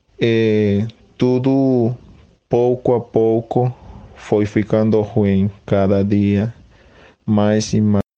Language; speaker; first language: Portuguese; non-native, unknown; Spanish